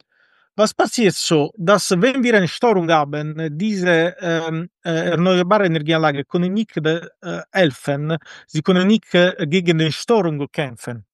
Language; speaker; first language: German; non-native, fluent; Italian